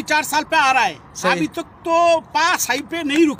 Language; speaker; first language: Hindi; non-native, fluent; Bangla